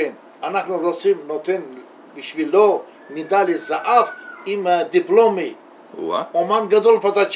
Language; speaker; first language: Hebrew; non-native, learner; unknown